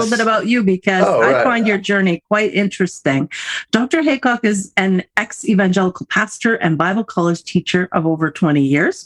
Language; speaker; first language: English; native; English